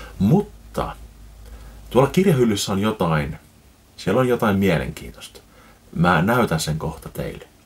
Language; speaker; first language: Finnish; native; Finnish